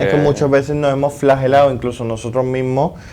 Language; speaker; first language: Spanish; native; Spanish